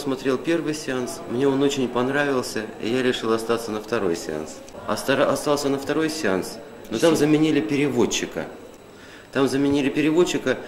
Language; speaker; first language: Russian; native; Russian